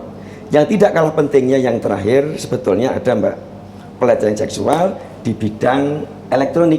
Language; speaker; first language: Indonesian; native; Indonesian